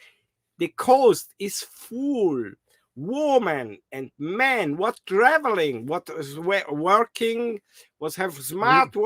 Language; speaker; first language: English; non-native, learner; German